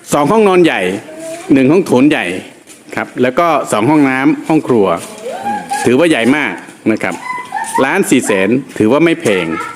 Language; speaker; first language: Thai; non-native, local second language; Khmer